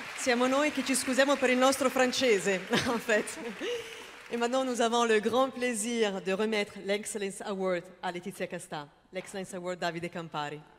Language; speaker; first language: Italian; native; Italian